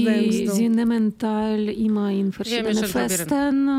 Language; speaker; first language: German; non-native, learner; Ukrainian